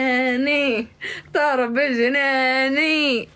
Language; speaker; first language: Arabic; native; Arabic